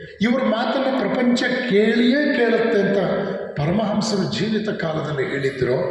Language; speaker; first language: Kannada; non-native, local second language; Telugu